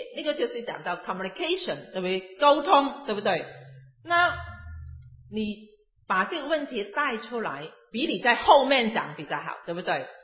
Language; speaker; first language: Chinese; non-native, local second language; Cantonese